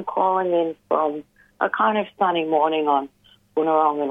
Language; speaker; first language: English; native; English